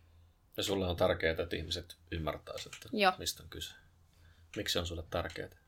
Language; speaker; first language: Finnish; native; Finnish